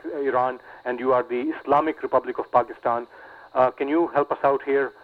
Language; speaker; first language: English; non-native, local second language; Urdu